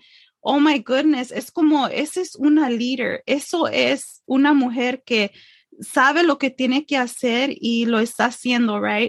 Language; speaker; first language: Spanish; early bilingual, heritage; English